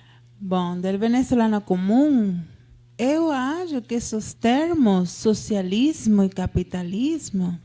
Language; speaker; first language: Portuguese; non-native, fluent; Spanish